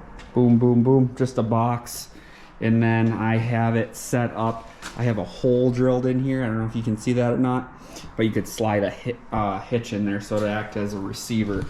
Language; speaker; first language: English; native; English